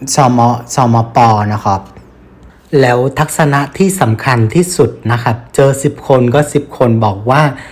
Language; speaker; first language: Thai; non-native, fluent; Vietnamese